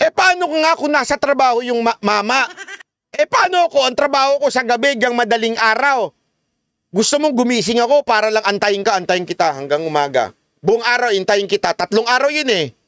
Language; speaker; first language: Filipino; native; Filipino